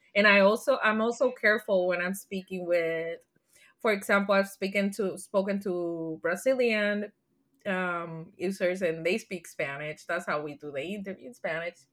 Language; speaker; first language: English; non-native, fluent; Spanish